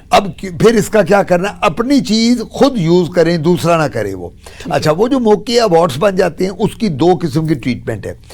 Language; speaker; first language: Urdu; non-native, local second language; Punjabi